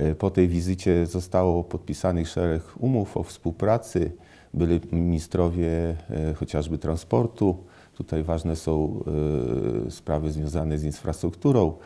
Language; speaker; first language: Polish; native; Polish